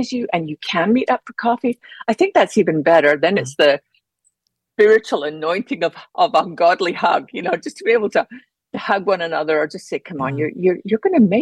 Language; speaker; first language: English; native; English